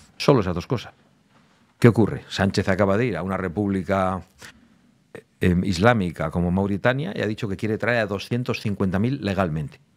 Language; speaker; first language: Spanish; native; Spanish